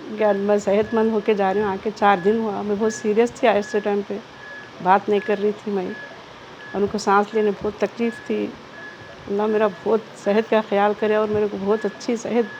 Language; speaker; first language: Hindi; non-native, local second language; Urdu